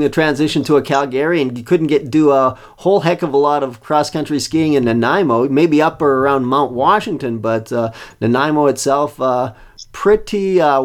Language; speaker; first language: English; native; English